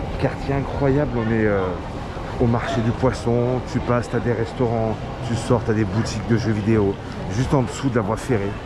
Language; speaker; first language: French; native; French